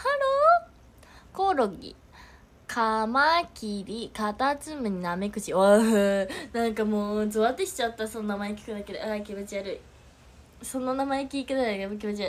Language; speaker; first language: Japanese; native; Japanese